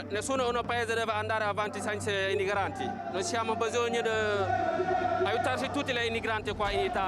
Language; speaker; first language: Italian; non-native, learner; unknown